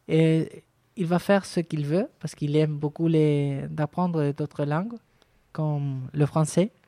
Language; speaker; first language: French; non-native, fluent; Spanish